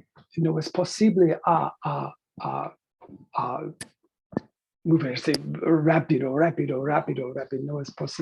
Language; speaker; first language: Spanish; non-native, learner; English